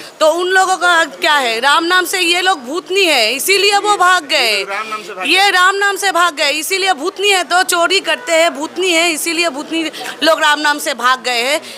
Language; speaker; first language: Hindi; non-native, local second language; Bangla